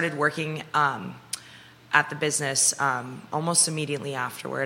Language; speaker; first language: English; native; English